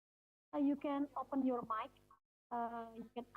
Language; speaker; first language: English; non-native, fluent; Indonesian